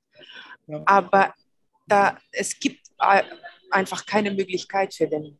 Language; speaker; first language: German; non-native, fluent; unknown